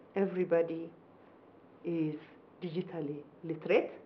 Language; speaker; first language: English; non-native, fluent; Amharic